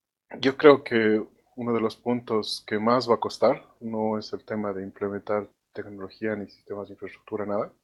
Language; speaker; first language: Spanish; native; Spanish